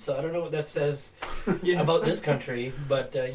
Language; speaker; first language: English; native; English